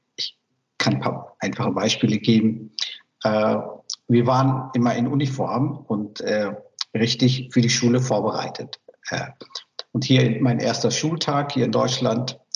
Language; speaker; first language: German; early bilingual, other home language; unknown